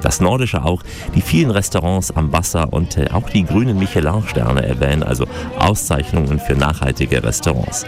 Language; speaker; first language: German; native; German